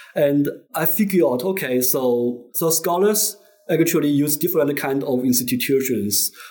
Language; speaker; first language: English; non-native, fluent; Chinese